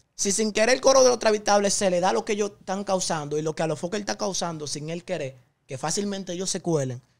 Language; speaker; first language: Spanish; native; Spanish